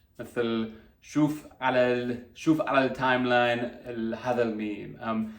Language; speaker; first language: Arabic; non-native, fluent; English